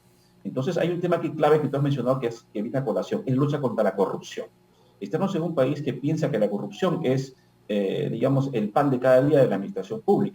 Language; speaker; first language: Spanish; native; Spanish